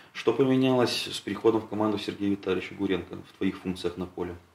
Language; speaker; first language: Russian; native; Russian